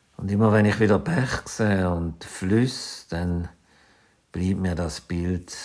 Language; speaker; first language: German; native; German